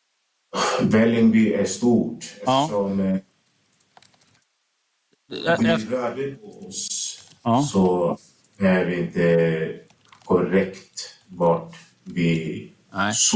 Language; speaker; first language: Swedish; early bilingual, other home language; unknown